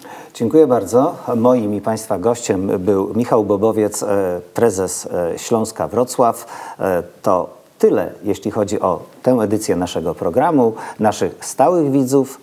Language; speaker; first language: Polish; native; Polish